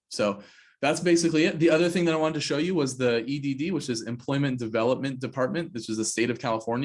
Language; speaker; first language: English; native; English